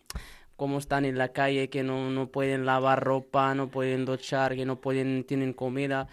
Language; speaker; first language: Spanish; non-native, learner; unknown